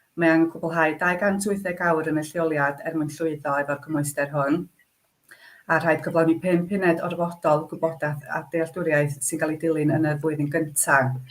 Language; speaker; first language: Welsh; native; Welsh